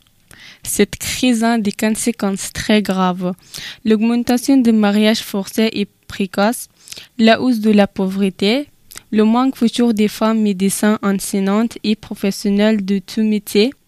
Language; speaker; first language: French; non-native, learner; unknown